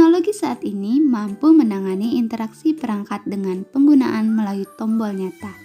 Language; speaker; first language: Indonesian; native; Indonesian